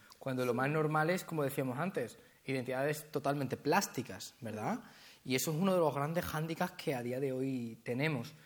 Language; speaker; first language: Spanish; native; Spanish